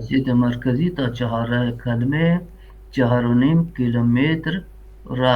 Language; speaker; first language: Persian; non-native, learner; Urdu